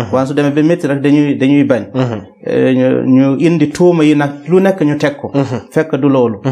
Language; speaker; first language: Wolof; non-native, local second language; Fula